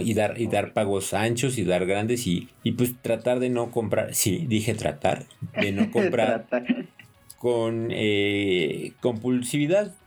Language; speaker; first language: Spanish; native; Spanish